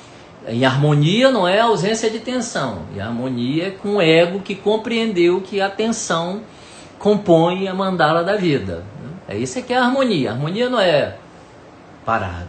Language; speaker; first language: Portuguese; native; Portuguese